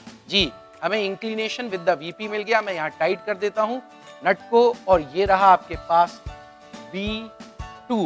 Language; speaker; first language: Hindi; native; Hindi